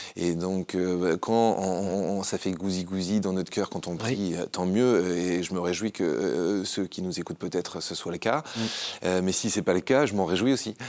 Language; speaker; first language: French; native; French